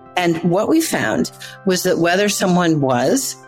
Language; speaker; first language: English; native; English